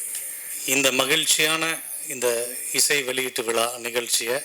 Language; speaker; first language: Tamil; native; Tamil